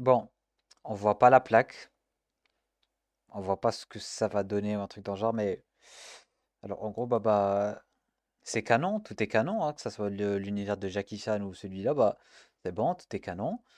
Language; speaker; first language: French; native; French